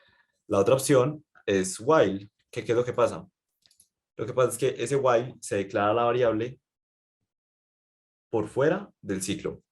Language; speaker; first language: Spanish; native; Spanish